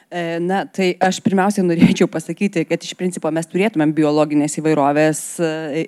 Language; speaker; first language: Lithuanian; native; Lithuanian